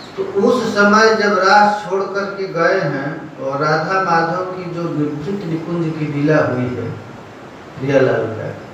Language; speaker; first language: Hindi; non-native, local second language; Bangla